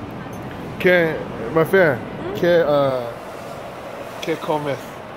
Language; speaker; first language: Spanish; non-native, learner; English